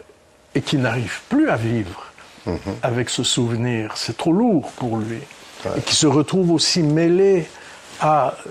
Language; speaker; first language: French; early bilingual, other home language; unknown